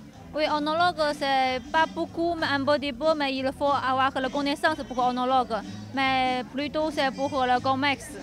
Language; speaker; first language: French; non-native, learner; Chinese